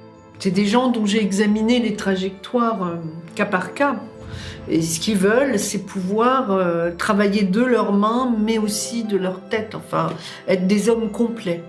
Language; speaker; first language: French; native; French